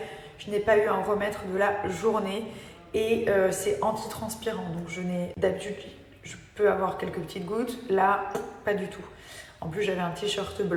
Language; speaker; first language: French; native; French